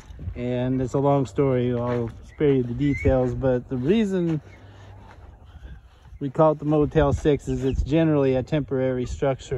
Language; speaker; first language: English; native; English